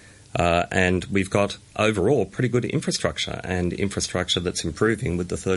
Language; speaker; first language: English; native; English